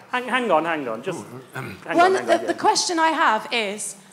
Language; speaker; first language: English; native; English